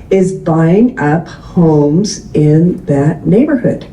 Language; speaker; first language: English; native; English